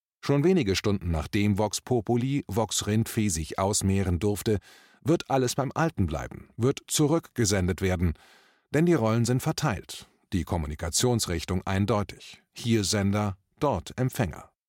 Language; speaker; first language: German; native; German